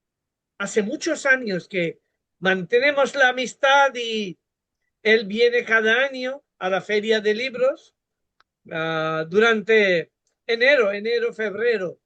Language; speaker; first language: Spanish; non-native, fluent; Bangla